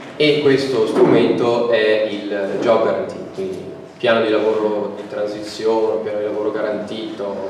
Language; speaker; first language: Italian; native; Italian